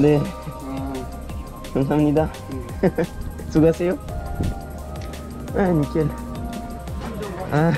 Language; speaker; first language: Korean; non-native, learner; French